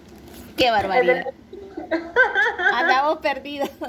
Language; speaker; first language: Spanish; native; Spanish